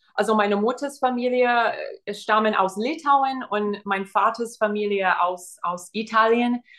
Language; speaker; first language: German; non-native, fluent; English